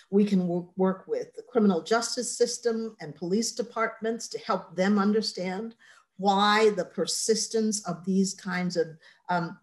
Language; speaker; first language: English; native; English